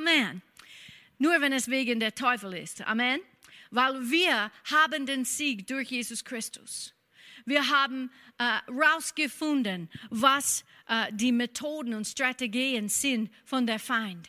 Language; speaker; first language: German; non-native, fluent; English